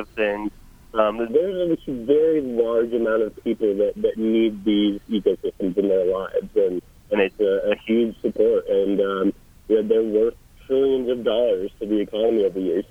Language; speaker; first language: English; native; English